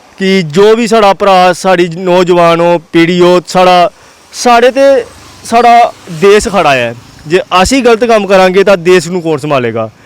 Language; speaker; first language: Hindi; non-native, local second language; Dogri